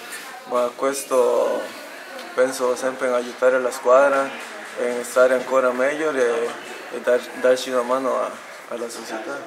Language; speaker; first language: Italian; non-native, fluent; Spanish